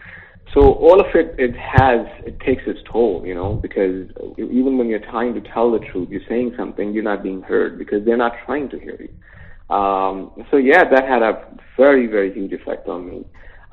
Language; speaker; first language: English; native; English